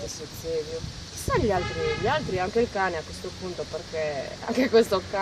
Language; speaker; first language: Italian; native; Italian